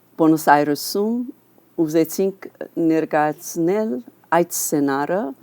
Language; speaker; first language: Armenian; early bilingual, heritage; Armenian